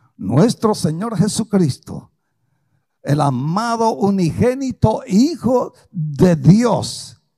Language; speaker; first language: Spanish; early bilingual, other home language; Portuguese